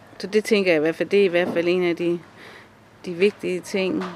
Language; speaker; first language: Danish; native; Danish